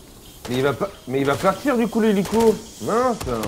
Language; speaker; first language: French; native; French